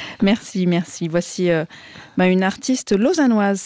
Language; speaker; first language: French; native; French